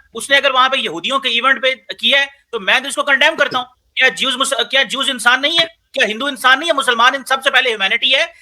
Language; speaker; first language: Urdu; non-native, local second language; Punjabi